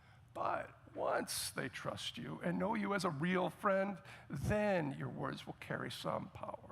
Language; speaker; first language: English; native; English